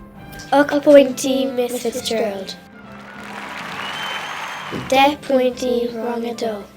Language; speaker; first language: Irish; non-native, local second language; English